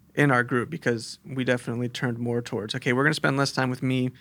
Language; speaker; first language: English; native; English